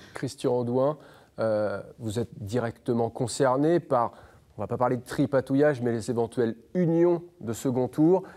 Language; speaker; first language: French; native; French